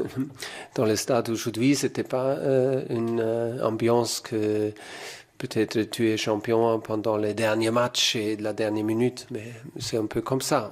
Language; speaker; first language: French; non-native, fluent; German